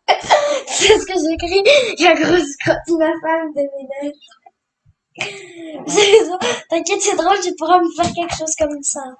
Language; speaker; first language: French; native; French